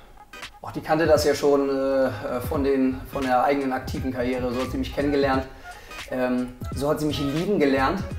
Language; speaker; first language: German; native; German